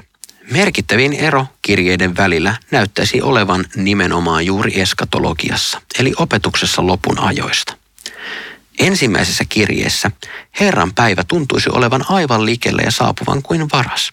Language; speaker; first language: Finnish; native; Finnish